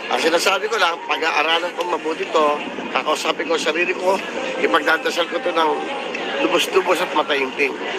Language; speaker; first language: Filipino; native; Filipino